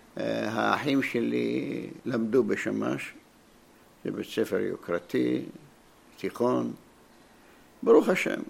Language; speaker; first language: Hebrew; non-native, fluent; Arabic